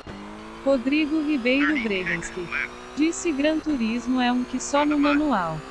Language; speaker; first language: Portuguese; native; Portuguese